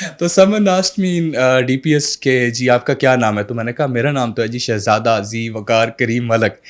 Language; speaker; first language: Urdu; non-native, local second language; Saraiki